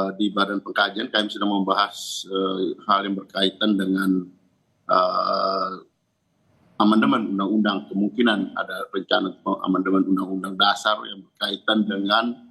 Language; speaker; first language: Indonesian; native; Indonesian